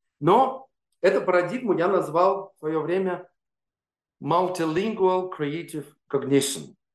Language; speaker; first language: Russian; native; Russian